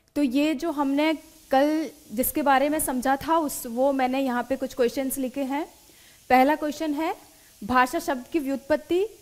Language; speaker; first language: Hindi; native; Hindi